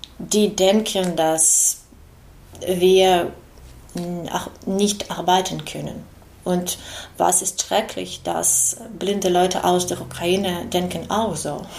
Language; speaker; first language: German; non-native, learner; Ukrainian